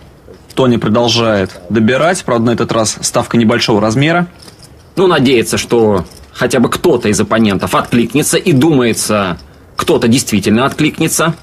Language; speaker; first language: Russian; native; Russian